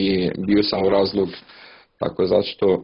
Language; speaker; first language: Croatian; non-native, learner; Arabic